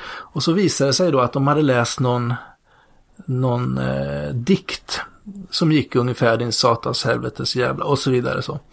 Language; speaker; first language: Swedish; native; Swedish